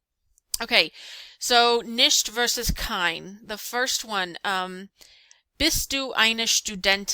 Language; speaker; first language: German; non-native, fluent; English